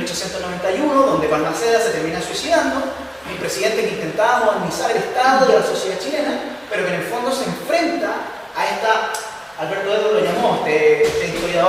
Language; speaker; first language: Spanish; native; Spanish